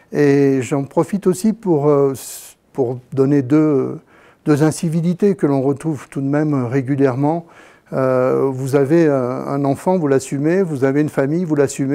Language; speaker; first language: French; native; French